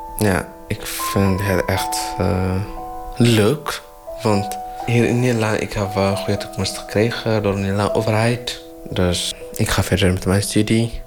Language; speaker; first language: Dutch; non-native, learner; Tigrinya